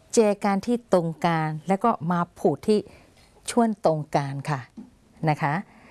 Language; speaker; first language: Thai; non-native, fluent; Burmese